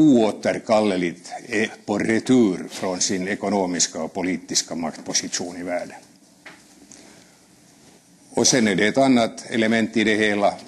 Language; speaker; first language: Swedish; native; Swedish